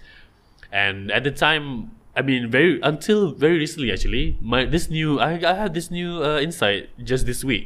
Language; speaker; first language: English; non-native, local second language; Malay